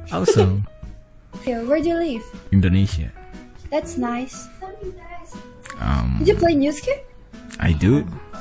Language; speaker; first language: English; non-native, fluent; Indonesian